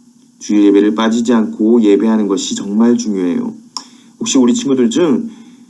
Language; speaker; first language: Korean; native; Korean